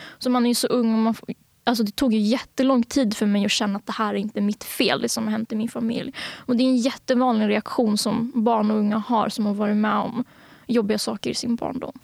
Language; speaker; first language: Swedish; early bilingual, other home language; Bangla